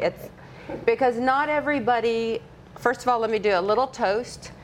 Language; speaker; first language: English; native; English